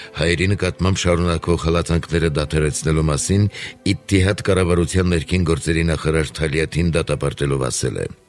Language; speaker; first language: Armenian; native; Armenian